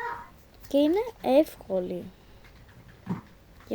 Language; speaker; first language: Greek; native; Greek